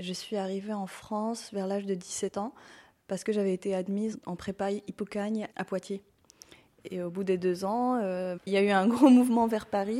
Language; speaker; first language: French; non-native, local second language; Arabic